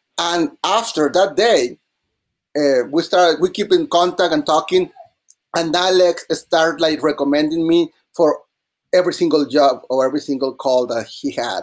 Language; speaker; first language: English; non-native, fluent; Spanish